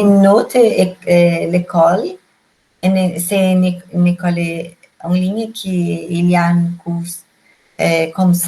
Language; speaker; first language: French; non-native, learner; Portuguese